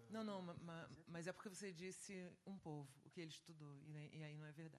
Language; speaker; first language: French; non-native, fluent; Portuguese